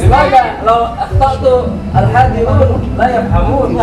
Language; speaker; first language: Arabic; non-native, learner; Indonesian